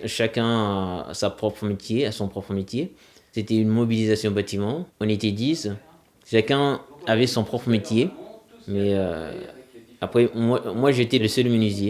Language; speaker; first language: French; non-native, local second language; Comorian